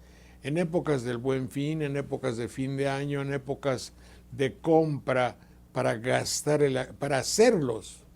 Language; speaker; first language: Spanish; native; Spanish